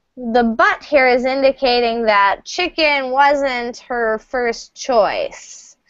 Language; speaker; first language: English; native; English